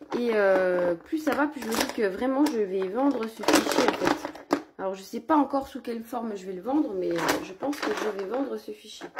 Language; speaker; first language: French; early bilingual, other home language; Portuguese